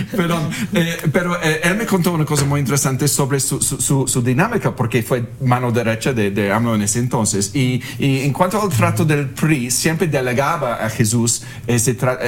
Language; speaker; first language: Spanish; non-native, fluent; English